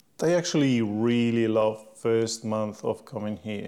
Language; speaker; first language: English; non-native, fluent; Slovenian